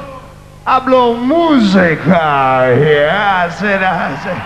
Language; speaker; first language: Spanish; non-native, learner; English